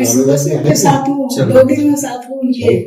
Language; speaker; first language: Hindi; non-native, local second language; Marathi